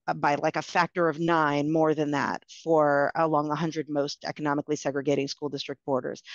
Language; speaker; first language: English; native; English